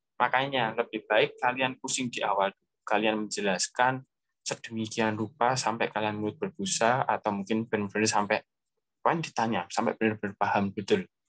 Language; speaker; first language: Indonesian; native; Indonesian